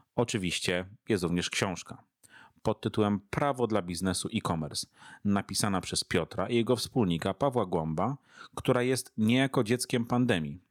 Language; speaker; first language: Polish; native; Polish